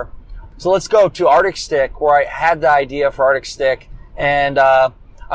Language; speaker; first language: English; native; English